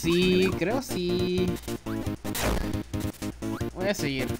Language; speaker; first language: Spanish; native; Spanish